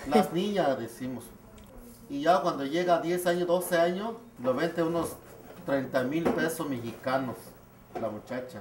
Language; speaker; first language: Spanish; non-native, local second language; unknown